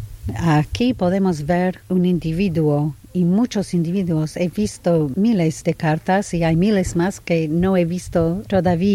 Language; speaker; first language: Spanish; non-native, fluent; English